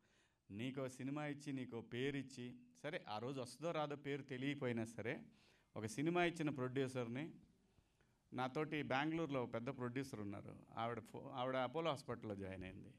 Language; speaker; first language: Telugu; native; Telugu